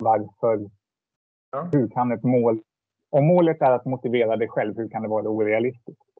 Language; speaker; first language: Swedish; native; Swedish